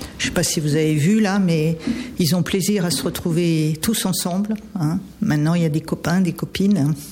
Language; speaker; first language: French; native; French